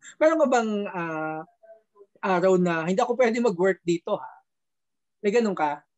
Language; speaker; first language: Filipino; native; Filipino